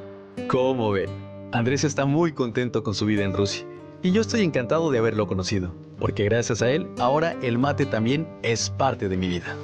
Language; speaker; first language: Spanish; native; Spanish